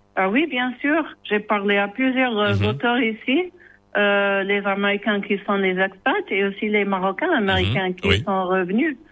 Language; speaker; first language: French; non-native, learner; English